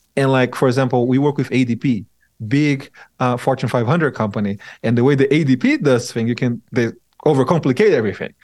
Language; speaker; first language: English; non-native, fluent; Portuguese